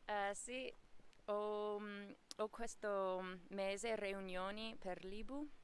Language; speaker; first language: Italian; non-native, fluent; English